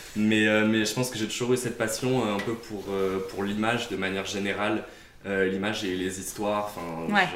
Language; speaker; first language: French; native; French